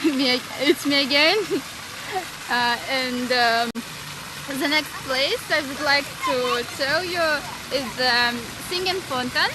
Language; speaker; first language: English; non-native, learner; Russian